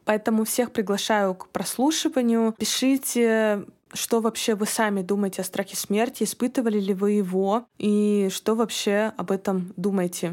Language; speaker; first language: Russian; native; Russian